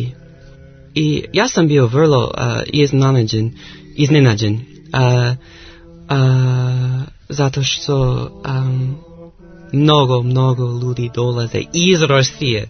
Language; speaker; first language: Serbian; non-native, learner; English